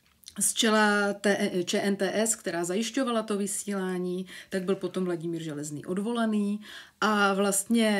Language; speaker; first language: Czech; native; Czech